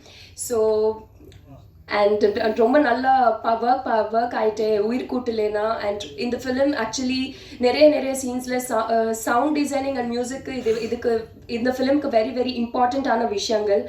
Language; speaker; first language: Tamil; non-native, learner; Telugu